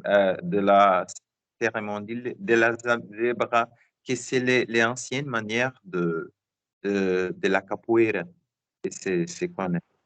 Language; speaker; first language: French; non-native, learner; Portuguese